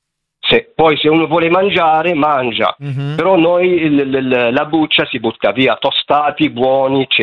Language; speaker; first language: Italian; non-native, fluent; Arabic